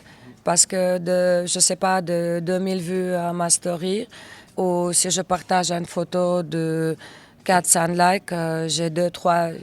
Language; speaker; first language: French; non-native, learner; Russian